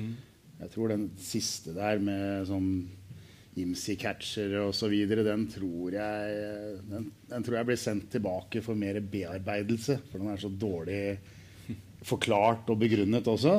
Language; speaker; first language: Norwegian; native; Norwegian